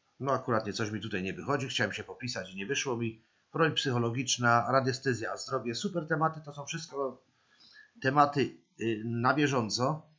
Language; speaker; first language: Polish; native; Polish